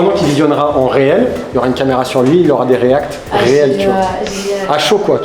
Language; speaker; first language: French; native; French